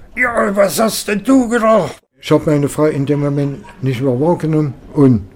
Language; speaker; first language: German; native; German